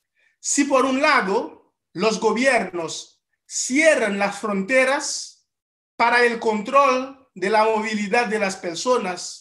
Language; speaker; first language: Spanish; non-native, fluent; Haitian Creole